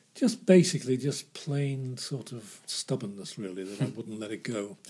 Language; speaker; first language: English; native; English